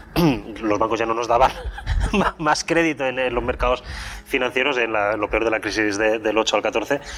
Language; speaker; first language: Spanish; non-native, local second language; Catalan